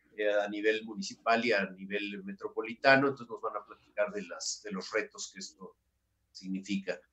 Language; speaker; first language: Spanish; native; Spanish